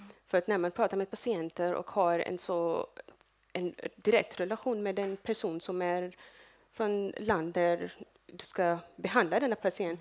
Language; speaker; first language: Swedish; non-native, fluent; Urdu